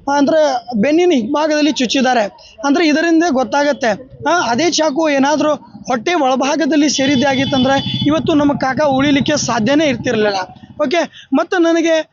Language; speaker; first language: Kannada; non-native, local second language; Lambadi